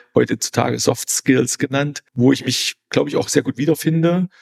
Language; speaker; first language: German; native; German